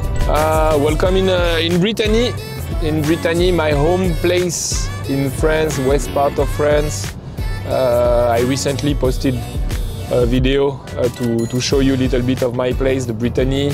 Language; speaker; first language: English; non-native, fluent; French